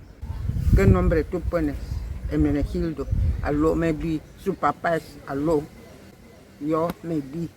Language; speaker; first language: Spanish; non-native, learner; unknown